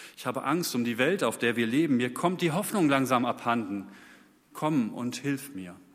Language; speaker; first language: German; native; German